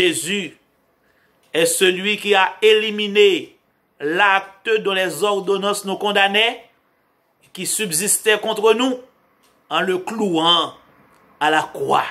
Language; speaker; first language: French; non-native, local second language; Haitian Creole